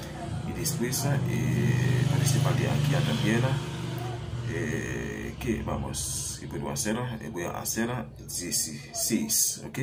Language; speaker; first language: Spanish; non-native, learner; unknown